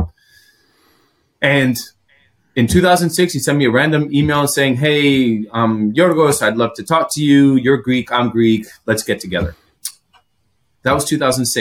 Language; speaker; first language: English; non-native, fluent; Greek